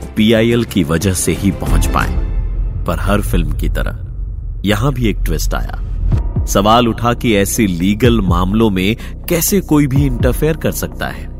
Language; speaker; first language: Hindi; native; Hindi